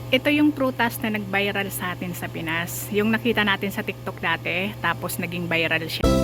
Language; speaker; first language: Filipino; non-native, local second language; Bikol